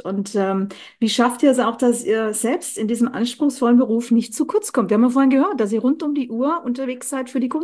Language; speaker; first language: German; native; German